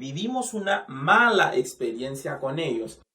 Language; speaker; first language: Spanish; non-native, fluent; Haitian Creole